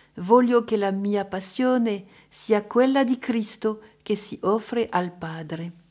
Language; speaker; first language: Italian; non-native, fluent; French